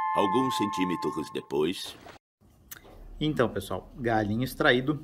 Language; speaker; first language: Portuguese; native; Portuguese